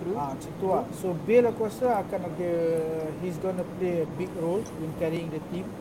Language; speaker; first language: English; non-native, local second language; Malay